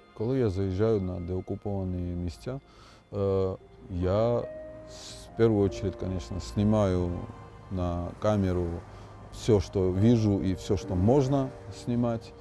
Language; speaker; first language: Russian; non-native, local second language; Georgian